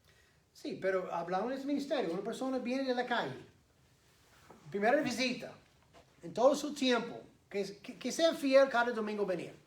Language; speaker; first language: Spanish; non-native, fluent; English